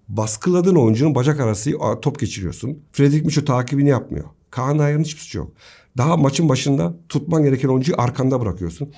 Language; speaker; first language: Turkish; native; Turkish